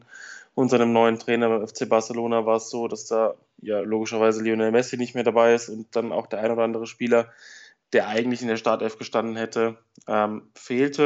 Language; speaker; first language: German; native; German